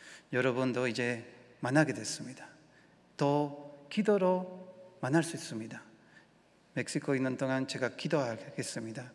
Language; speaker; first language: Korean; non-native, learner; Spanish